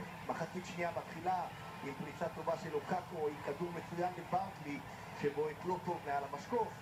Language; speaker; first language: Hebrew; native; Hebrew